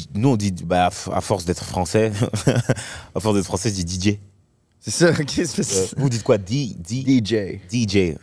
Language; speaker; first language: French; native; French